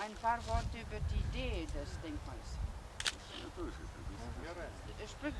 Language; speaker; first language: German; non-native, fluent; Lithuanian